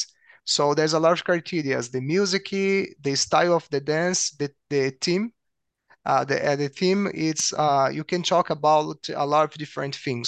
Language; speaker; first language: English; non-native, learner; Portuguese